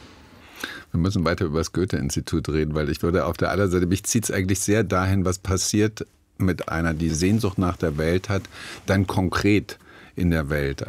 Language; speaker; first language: German; native; German